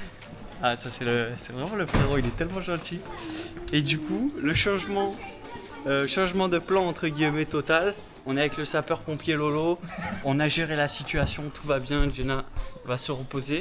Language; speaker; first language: French; native; French